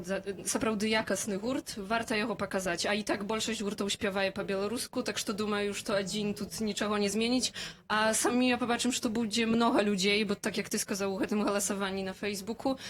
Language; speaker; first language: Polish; non-native, learner; Belarusian